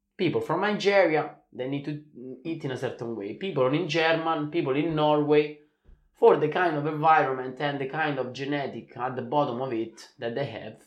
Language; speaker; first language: English; non-native, fluent; Italian